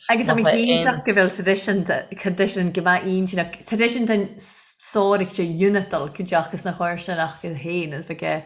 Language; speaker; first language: Irish; non-native, local second language; English